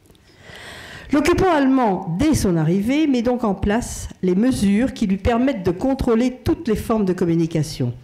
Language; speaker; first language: French; native; French